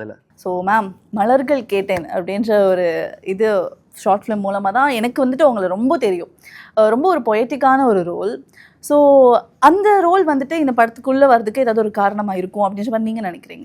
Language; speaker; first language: Tamil; native; Tamil